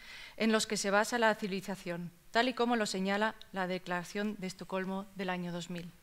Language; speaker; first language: Spanish; native; Spanish